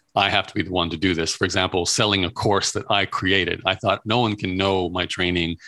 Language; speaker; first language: English; native; English